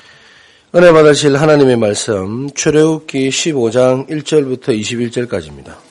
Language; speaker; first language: Korean; native; Korean